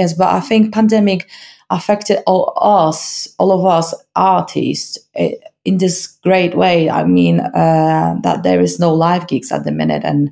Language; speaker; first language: English; non-native, fluent; Polish